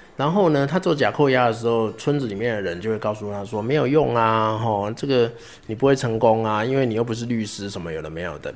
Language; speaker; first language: Chinese; native; Chinese